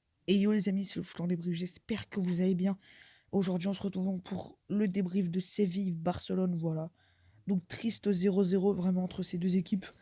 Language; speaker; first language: French; native; French